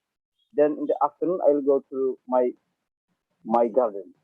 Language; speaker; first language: English; non-native, learner; Indonesian